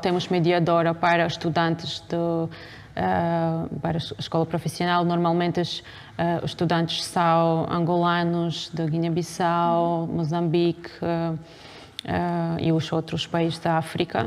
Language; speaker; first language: Portuguese; non-native, fluent; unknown